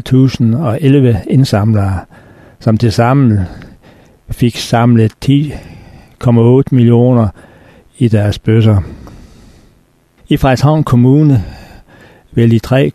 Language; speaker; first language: Danish; native; Danish